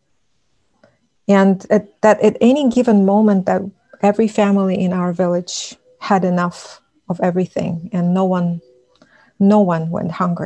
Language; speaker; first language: English; non-native, fluent; Buriat